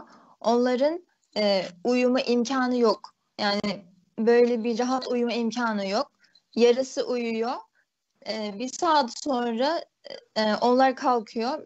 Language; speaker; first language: Turkish; early bilingual, other home language; Uyghur